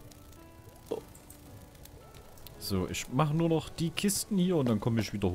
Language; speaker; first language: German; native; German